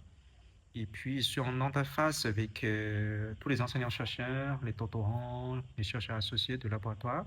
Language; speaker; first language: French; non-native, fluent; Chinese